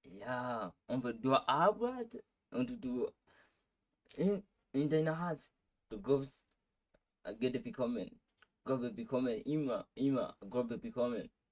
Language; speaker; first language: German; non-native, learner; Swahili